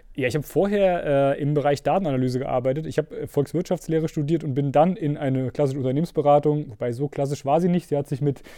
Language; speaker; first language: German; native; German